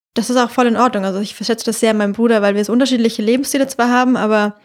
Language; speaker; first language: German; native; German